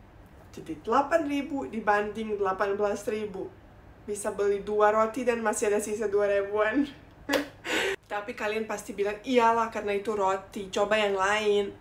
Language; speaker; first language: Indonesian; non-native, fluent; Bosnian